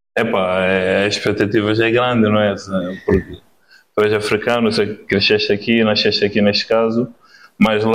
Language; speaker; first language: Portuguese; non-native, local second language; Kabuverdianu